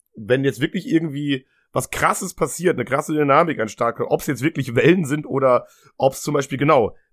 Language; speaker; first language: German; native; German